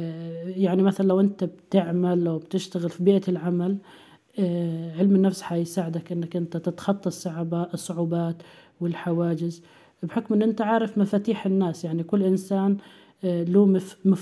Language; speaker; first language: Arabic; native; Arabic